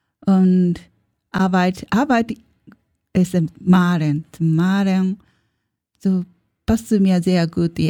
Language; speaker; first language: German; non-native, learner; Japanese